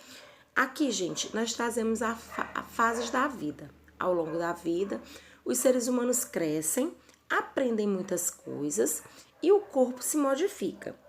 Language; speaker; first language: Portuguese; native; Portuguese